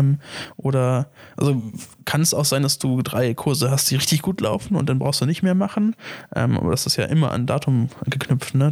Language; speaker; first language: German; native; German